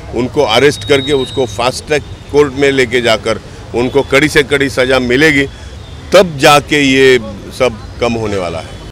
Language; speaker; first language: Hindi; non-native, local second language; Marathi